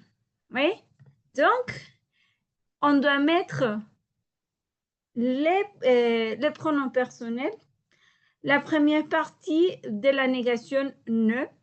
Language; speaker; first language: French; non-native, learner; Spanish